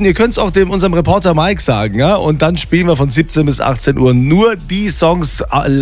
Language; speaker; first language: German; native; German